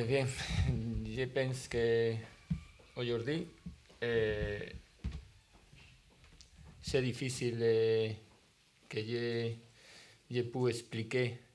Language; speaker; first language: French; non-native, learner; Spanish